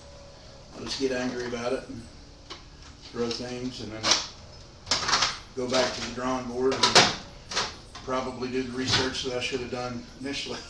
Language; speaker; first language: English; native; English